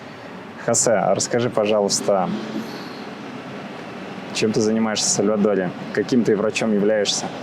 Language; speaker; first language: Russian; native; Russian